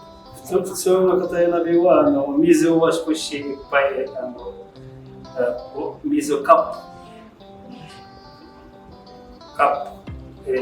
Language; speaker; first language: Japanese; non-native, learner; Arabic